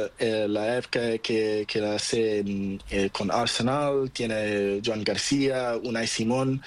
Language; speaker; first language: Spanish; non-native, learner; Portuguese